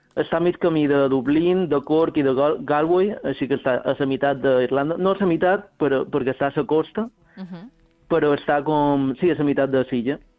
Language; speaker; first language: Catalan; native; Catalan